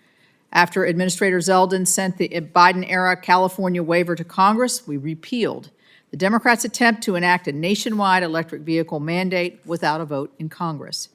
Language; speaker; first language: English; native; English